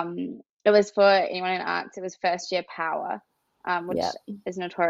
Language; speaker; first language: English; native; English